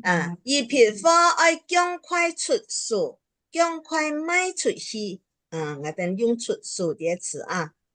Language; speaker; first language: Chinese; early bilingual, heritage; Chinese